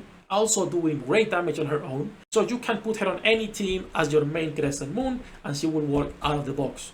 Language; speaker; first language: English; non-native, fluent; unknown